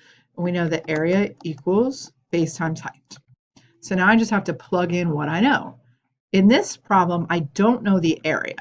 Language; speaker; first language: English; native; English